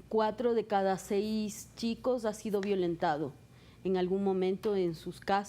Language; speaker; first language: Spanish; native; Spanish